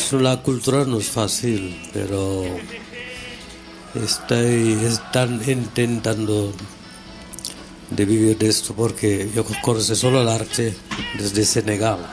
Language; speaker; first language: Spanish; non-native, fluent; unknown